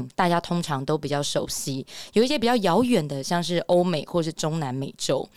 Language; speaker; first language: Chinese; native; Chinese